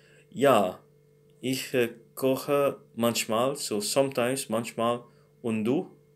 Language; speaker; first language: German; non-native, learner; Morisyen